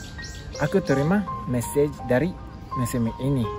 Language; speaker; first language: Indonesian; non-native, learner; Japanese